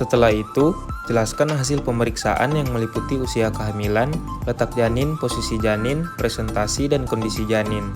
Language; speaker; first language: Indonesian; native; Indonesian